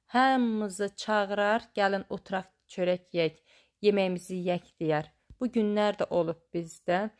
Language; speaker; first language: Azerbaijani; native; Azerbaijani